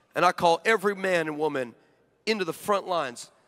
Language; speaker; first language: English; native; English